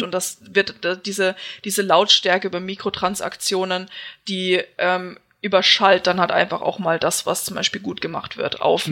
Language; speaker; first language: German; native; German